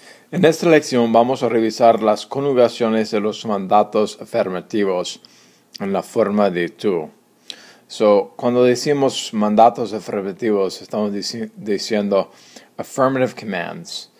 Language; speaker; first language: Spanish; non-native, fluent; English